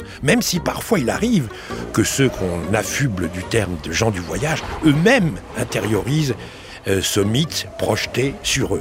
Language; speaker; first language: French; native; French